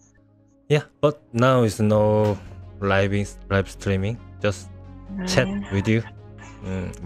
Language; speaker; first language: English; non-native, learner; Korean